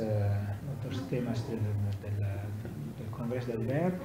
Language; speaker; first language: Spanish; non-native, learner; Italian